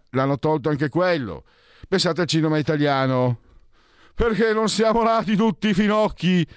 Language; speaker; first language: Italian; native; Italian